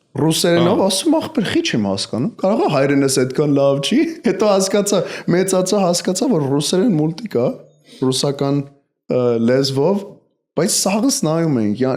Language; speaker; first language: Armenian; early bilingual, heritage; Armenian